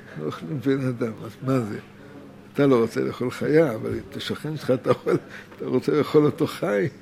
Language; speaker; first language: Hebrew; native; Hebrew